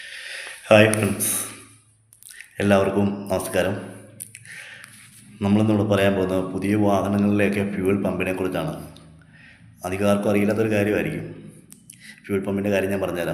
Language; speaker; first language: Malayalam; native; Malayalam